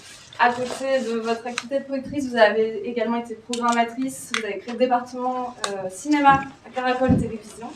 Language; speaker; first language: French; native; French